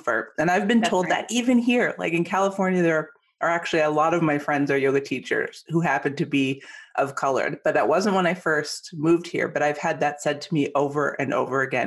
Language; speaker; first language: English; native; English